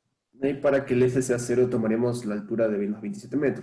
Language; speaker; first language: Spanish; native; Spanish